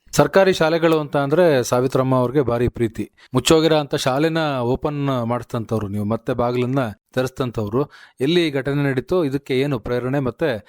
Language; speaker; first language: Kannada; native; Kannada